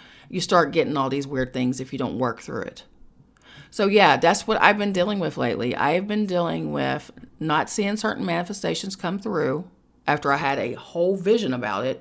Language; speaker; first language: English; native; English